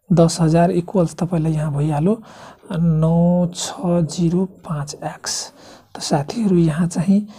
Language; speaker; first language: Nepali; non-native, local second language; Maithili